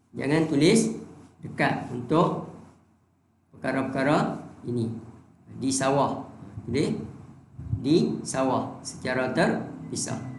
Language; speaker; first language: Malay; native; Malay